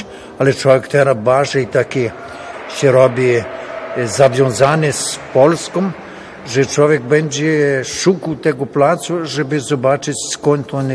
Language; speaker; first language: Polish; early bilingual, heritage; Polish